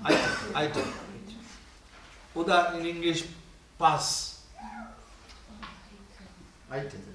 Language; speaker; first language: German; non-native, learner; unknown